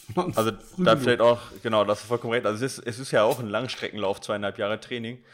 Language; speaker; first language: German; native; German